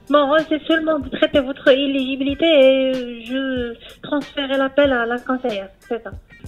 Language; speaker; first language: French; non-native, learner; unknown